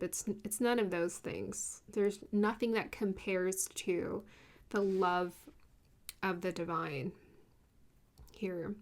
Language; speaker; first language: English; native; English